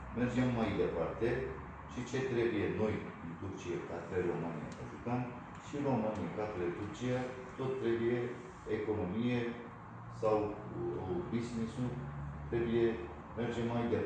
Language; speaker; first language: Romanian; non-native, learner; Turkish